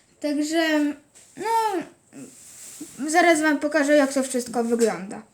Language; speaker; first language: Polish; native; Polish